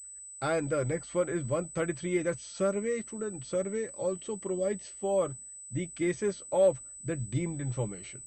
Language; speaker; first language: English; non-native, local second language; Hindi